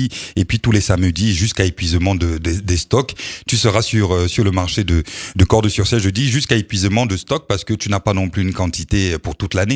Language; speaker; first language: French; native; French